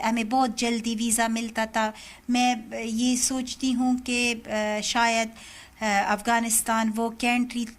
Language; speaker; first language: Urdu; non-native, learner; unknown